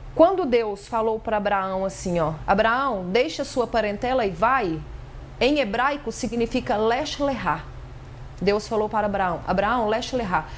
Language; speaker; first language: Portuguese; native; Portuguese